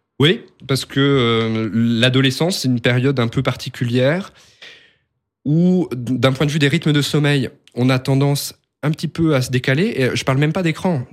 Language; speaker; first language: French; native; French